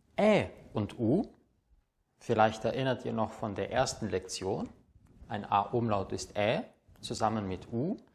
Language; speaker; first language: German; native; German